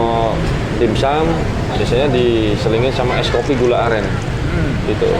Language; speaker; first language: Indonesian; native; Indonesian